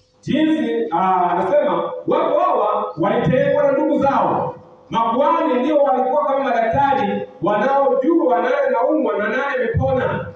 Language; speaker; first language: Swahili; non-native, local second language; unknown